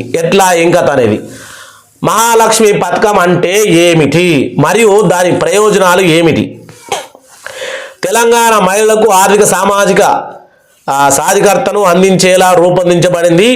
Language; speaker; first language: Telugu; native; Telugu